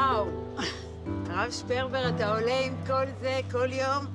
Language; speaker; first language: Hebrew; native; Hebrew